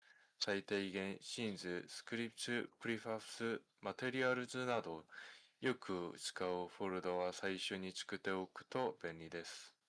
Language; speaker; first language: Japanese; non-native, fluent; Korean